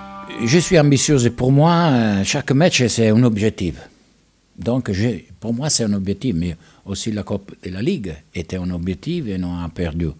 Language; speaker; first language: French; non-native, learner; Italian